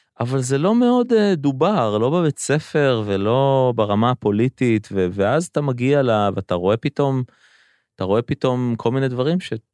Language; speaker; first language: Hebrew; native; Hebrew